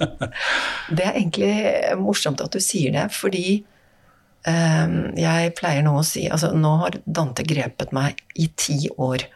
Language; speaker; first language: Norwegian; native; Norwegian